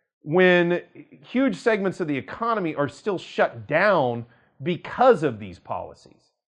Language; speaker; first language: English; native; English